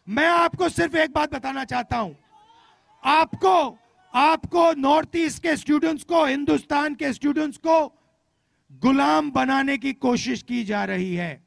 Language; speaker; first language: Hindi; native; Hindi